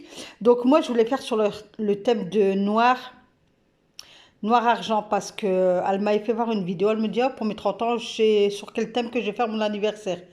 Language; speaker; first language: French; native; French